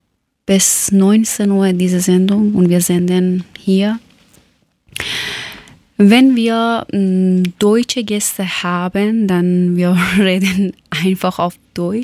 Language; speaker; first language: German; non-native, learner; Persian